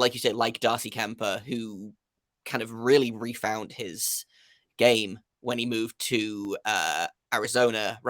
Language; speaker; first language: English; native; English